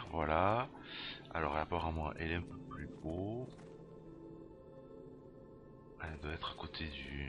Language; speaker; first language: French; native; French